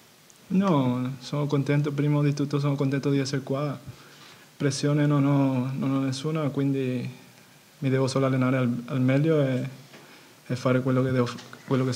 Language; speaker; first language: Italian; non-native, fluent; Spanish